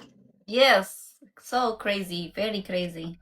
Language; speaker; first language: English; non-native, learner; Nepali